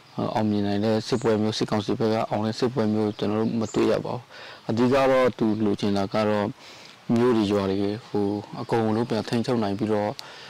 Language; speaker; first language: Burmese; non-native, local second language; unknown